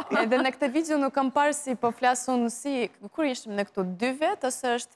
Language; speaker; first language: Albanian; non-native, learner; Russian